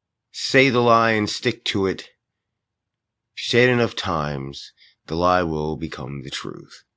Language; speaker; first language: English; native; English